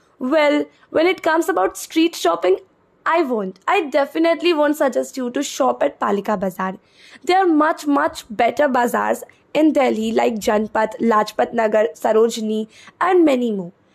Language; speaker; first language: English; non-native, local second language; Hindi